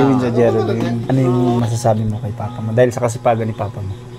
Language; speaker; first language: Filipino; native; Filipino